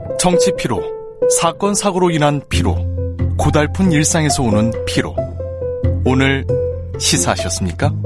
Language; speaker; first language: Korean; native; Korean